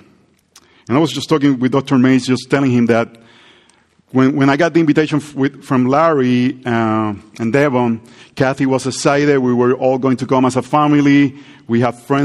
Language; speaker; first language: English; non-native, fluent; Spanish